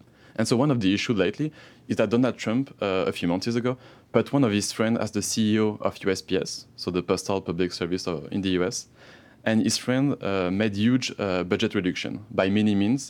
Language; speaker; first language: English; non-native, fluent; French